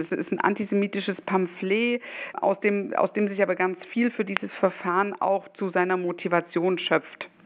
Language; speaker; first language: German; native; German